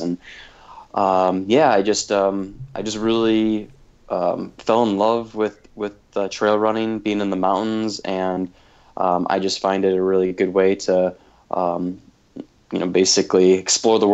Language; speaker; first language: English; native; English